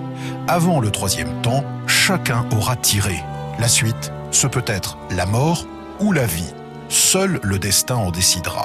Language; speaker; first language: French; native; French